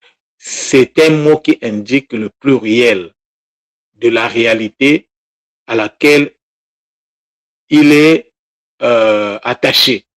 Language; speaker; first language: French; non-native, local second language; Kongo